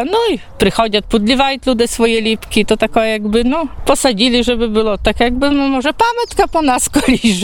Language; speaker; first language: Polish; non-native, local second language; Belarusian